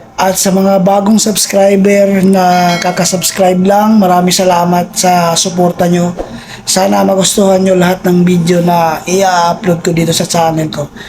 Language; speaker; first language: Filipino; non-native, local second language; Cebuano